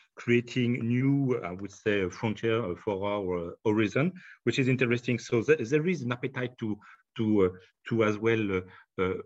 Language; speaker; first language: English; non-native, fluent; French